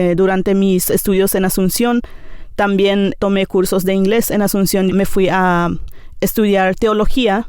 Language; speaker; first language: Spanish; non-native, local second language; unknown